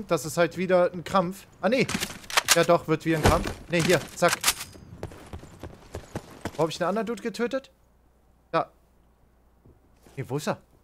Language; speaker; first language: German; native; German